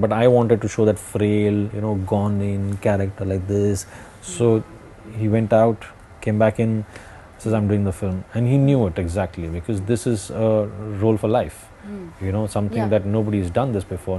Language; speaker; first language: English; non-native, local second language; Hindi